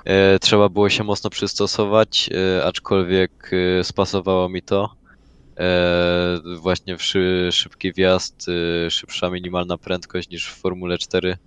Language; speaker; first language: Polish; native; Polish